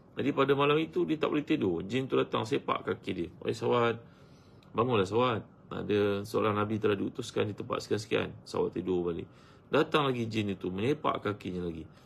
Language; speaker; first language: Malay; native; Malay